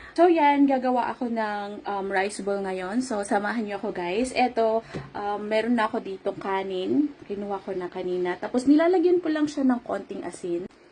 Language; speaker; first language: Filipino; native; Filipino